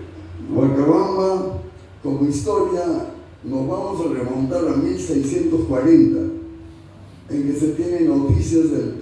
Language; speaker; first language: Spanish; native; Spanish